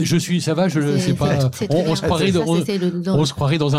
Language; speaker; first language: French; native; French